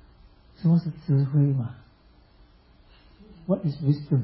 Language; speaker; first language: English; non-native, local second language; Chinese